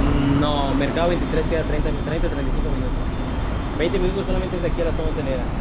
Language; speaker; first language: Spanish; native; Spanish